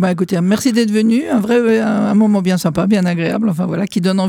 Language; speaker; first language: French; native; French